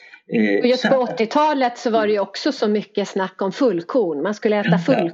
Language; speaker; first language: Swedish; native; Swedish